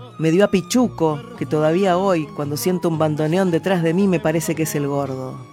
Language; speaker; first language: Spanish; native; Spanish